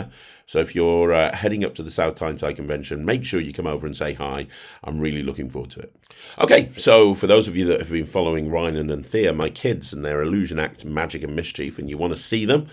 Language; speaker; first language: English; native; English